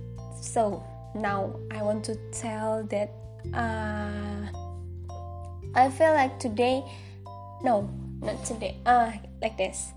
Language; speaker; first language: English; non-native, learner; Indonesian